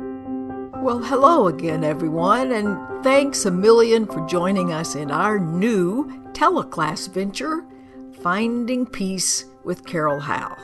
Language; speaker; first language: English; native; English